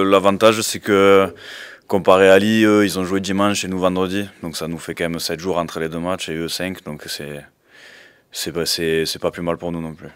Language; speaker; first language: French; native; French